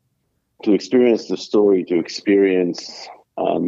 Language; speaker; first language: English; non-native, fluent; Hebrew